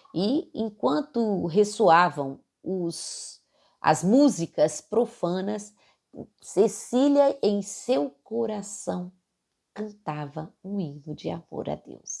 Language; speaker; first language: Portuguese; native; Portuguese